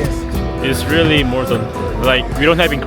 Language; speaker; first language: English; non-native, learner; Korean